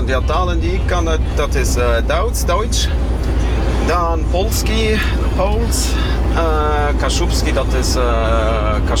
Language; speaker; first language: Dutch; non-native, fluent; Kashubian